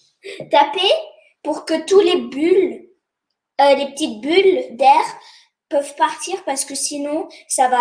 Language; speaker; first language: French; non-native, fluent; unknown